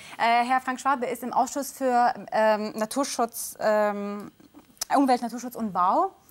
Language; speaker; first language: German; non-native, fluent; Arabic